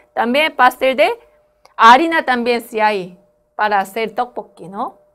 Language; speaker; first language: Spanish; non-native, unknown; Korean